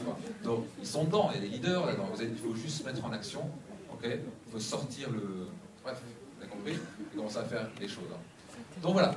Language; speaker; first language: French; native; French